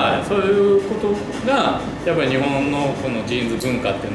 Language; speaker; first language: Japanese; native; Japanese